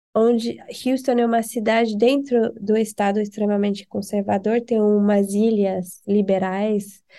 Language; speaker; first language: Portuguese; non-native, fluent; French